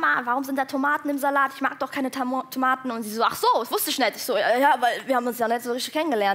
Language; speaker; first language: German; early bilingual, other home language; Persian